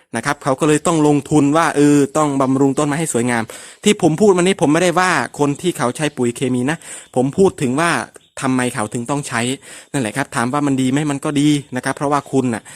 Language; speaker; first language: Thai; non-native, local second language; Northern Khmer